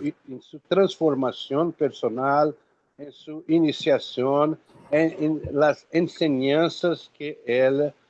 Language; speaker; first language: Spanish; non-native, learner; Portuguese